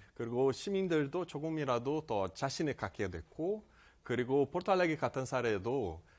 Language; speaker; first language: Korean; non-native, fluent; Portuguese